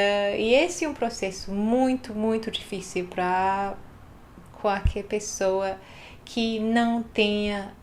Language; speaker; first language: Portuguese; non-native, fluent; Hungarian